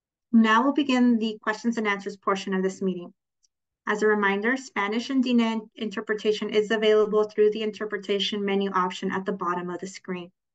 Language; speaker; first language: English; native; English